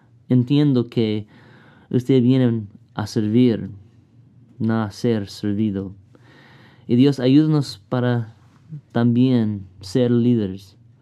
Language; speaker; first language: Spanish; non-native, fluent; English